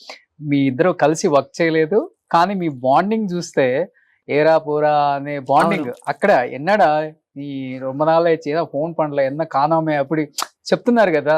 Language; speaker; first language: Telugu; native; Telugu